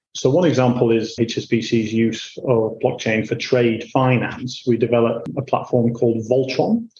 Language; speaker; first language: English; native; English